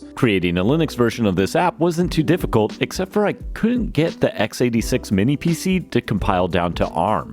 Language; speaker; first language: English; native; English